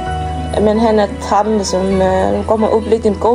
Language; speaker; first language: Swedish; non-native, learner; Vietnamese